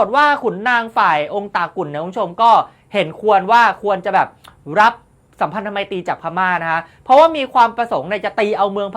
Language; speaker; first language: Thai; native; Thai